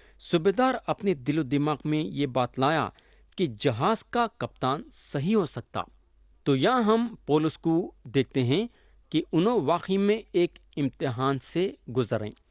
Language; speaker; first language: Urdu; native; Urdu